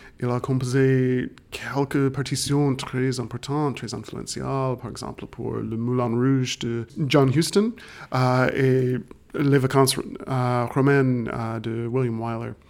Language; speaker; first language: French; non-native, fluent; English